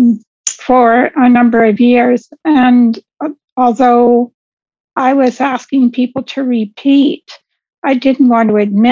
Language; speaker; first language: English; native; English